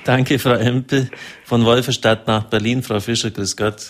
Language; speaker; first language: German; native; German